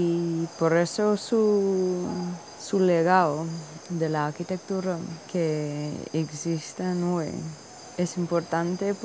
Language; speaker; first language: Spanish; non-native, learner; English